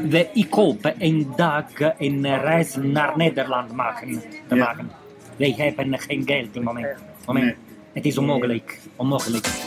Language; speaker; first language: Dutch; non-native, learner; Italian